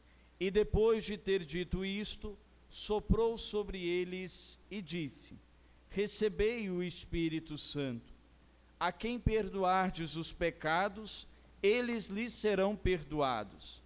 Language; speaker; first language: Portuguese; native; Portuguese